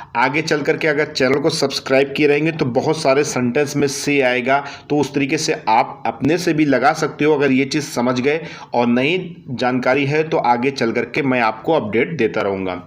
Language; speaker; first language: Hindi; native; Hindi